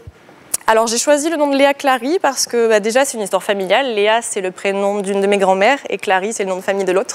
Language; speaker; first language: French; native; French